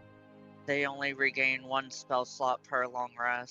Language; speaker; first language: English; native; English